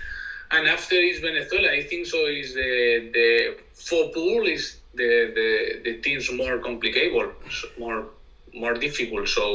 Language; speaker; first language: English; non-native, learner; Spanish